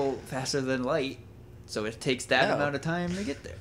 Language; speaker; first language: English; native; English